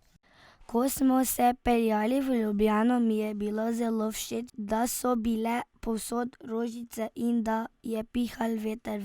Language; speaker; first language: Slovenian; early bilingual, other home language; Arabic